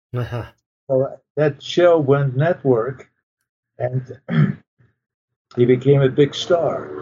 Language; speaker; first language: English; early bilingual, other home language; Polish